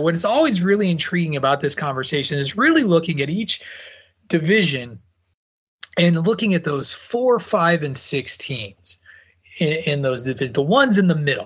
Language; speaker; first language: English; native; English